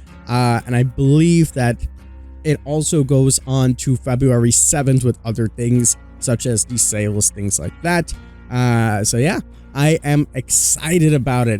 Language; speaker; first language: English; native; English